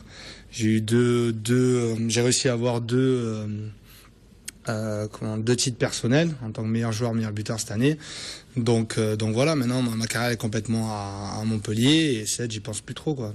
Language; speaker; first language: French; native; French